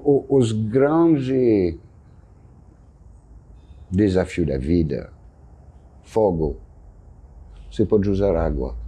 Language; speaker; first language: Portuguese; non-native, fluent; French